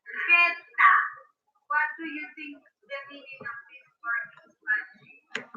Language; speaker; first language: English; non-native, learner; Spanish